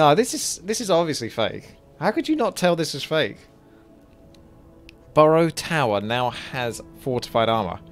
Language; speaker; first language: English; native; English